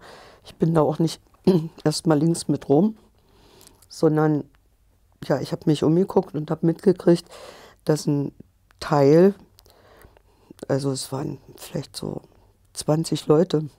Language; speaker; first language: German; native; German